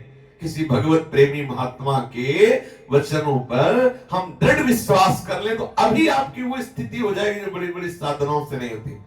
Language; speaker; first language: Hindi; native; Hindi